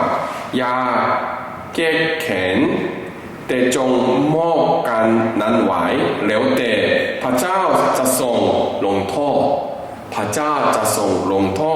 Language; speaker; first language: Thai; non-native, fluent; Korean